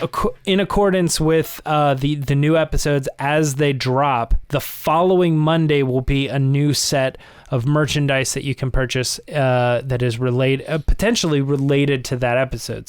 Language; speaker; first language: English; native; English